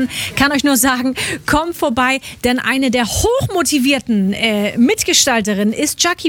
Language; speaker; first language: German; native; German